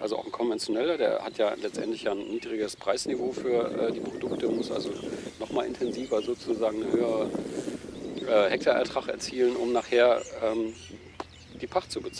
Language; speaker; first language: German; native; German